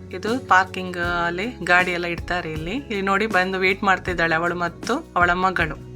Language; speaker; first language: Kannada; non-native, local second language; Tulu